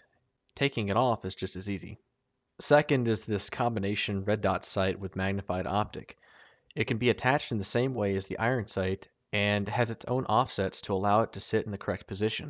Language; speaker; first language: English; native; English